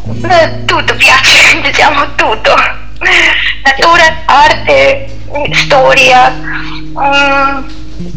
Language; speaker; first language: Italian; non-native, learner; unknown